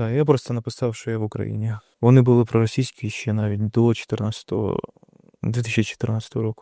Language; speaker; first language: Ukrainian; non-native, local second language; Russian